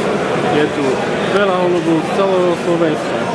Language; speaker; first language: Polish; non-native, learner; Slovak